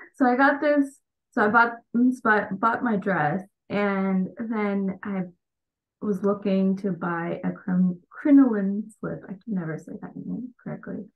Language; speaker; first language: English; early bilingual, other home language; Bangla